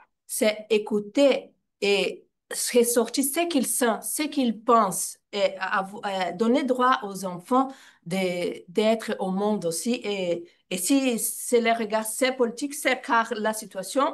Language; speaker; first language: French; non-native, fluent; Portuguese